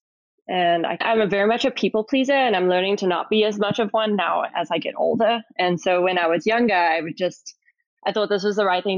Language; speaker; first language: English; native; English